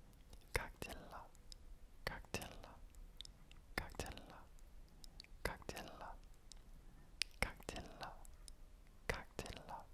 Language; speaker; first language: Russian; non-native, learner; French